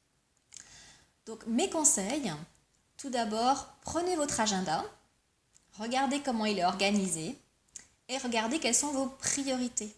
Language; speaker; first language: French; native; French